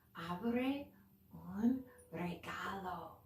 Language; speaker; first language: Spanish; non-native, learner; English